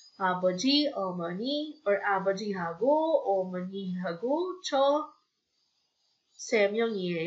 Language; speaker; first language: Korean; non-native, fluent; Filipino